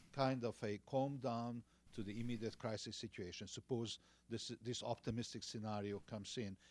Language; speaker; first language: English; non-native, fluent; Hungarian